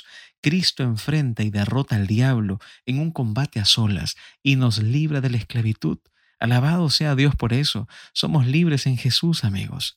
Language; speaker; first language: Spanish; native; Spanish